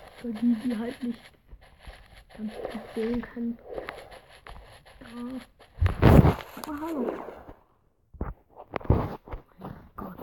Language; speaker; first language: German; early bilingual, other home language; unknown